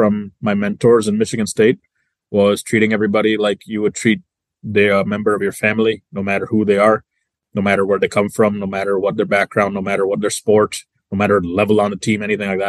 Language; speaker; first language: English; native; English